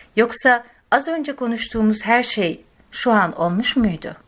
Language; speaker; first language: Turkish; non-native, fluent; Arabic